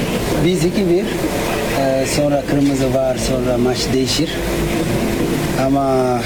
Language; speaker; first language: Turkish; non-native, learner; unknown